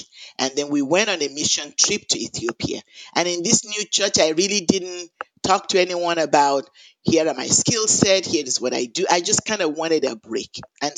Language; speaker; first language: English; non-native, local second language; Yoruba